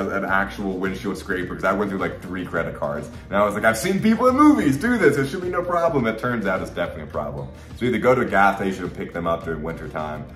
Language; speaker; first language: English; native; English